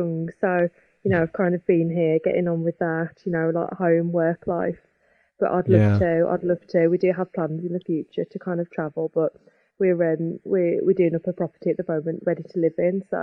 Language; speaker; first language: English; native; English